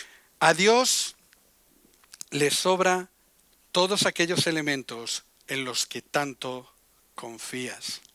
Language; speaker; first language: Spanish; native; Spanish